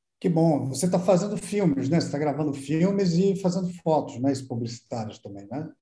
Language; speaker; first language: Portuguese; native; Portuguese